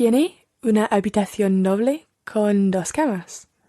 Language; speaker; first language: Spanish; non-native, learner; English